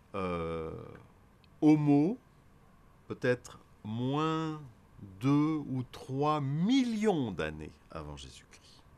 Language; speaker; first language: French; native; French